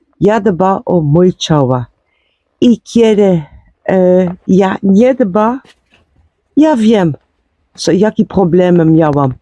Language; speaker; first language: Polish; non-native, learner; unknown